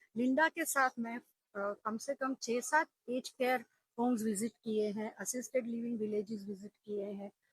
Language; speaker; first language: Hindi; non-native, local second language; Gujarati